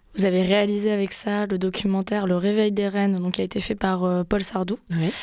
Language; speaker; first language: French; native; French